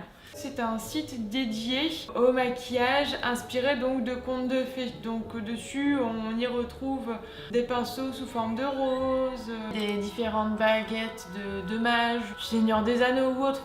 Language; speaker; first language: French; native; French